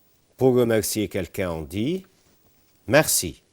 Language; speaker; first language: French; non-native, fluent; Arabic